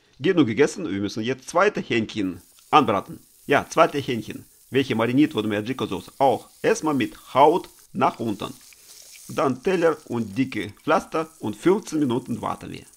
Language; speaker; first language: German; non-native, learner; Russian